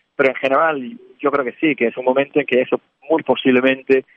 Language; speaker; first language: Spanish; non-native, fluent; English